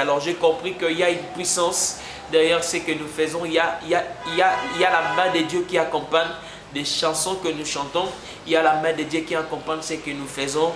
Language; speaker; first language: French; non-native, local second language; Lingala